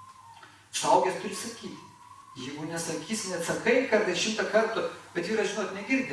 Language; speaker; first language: Lithuanian; native; Lithuanian